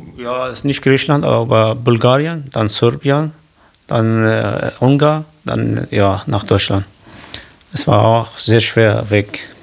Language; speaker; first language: German; non-native, learner; Kurdish